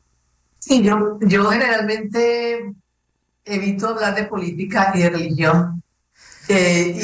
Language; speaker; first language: Spanish; native; Spanish